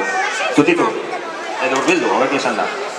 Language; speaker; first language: Basque; native; Basque